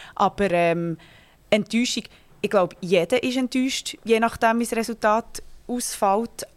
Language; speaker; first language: German; native; German